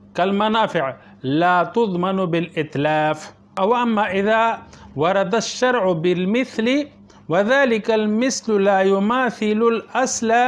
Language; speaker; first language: Arabic; non-native, fluent; Urdu